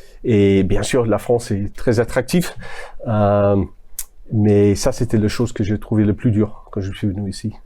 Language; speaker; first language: French; non-native, fluent; English